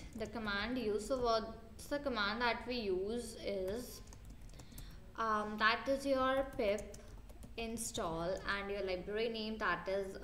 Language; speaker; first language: English; non-native, local second language; Hindi